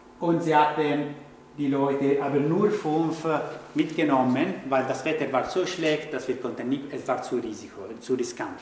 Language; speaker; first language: German; non-native, fluent; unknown